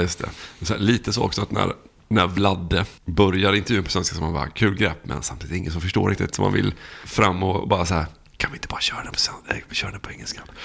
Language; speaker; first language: Swedish; native; Swedish